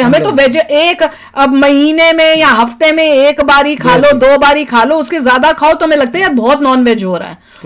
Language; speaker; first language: Hindi; native; Hindi